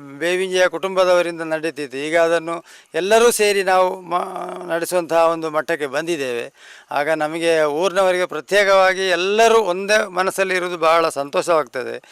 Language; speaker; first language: Kannada; native; Kannada